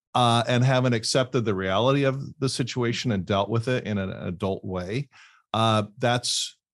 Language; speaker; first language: English; native; English